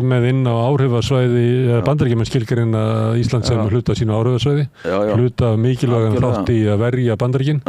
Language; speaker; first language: Icelandic; native; Icelandic